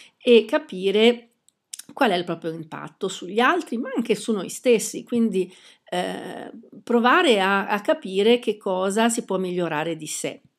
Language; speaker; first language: Italian; native; Italian